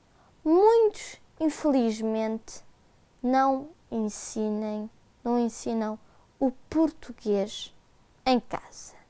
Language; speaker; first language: Portuguese; early bilingual, heritage; Portuguese